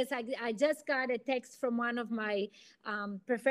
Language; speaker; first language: English; non-native, fluent; Greek